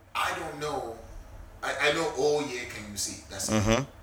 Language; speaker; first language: English; native; English